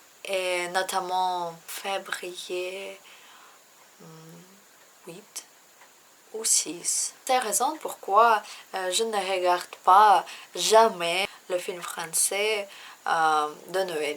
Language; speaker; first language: French; non-native, learner; Russian